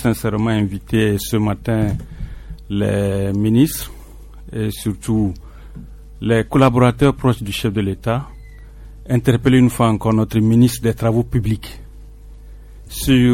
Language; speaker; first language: French; non-native, local second language; Ewe